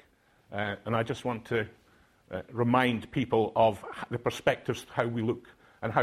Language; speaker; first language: English; non-native, local second language; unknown